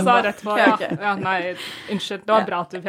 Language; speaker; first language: Norwegian; non-native, fluent; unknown